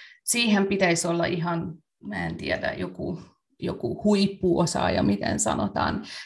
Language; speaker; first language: Finnish; non-native, fluent; Hungarian